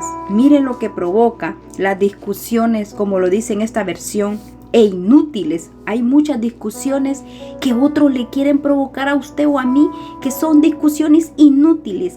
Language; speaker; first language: Spanish; native; Spanish